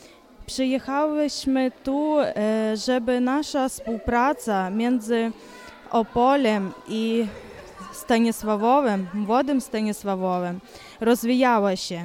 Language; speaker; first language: Ukrainian; non-native, local second language; Polish